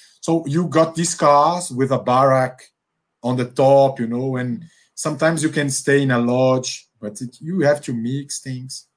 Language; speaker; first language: English; non-native, fluent; Portuguese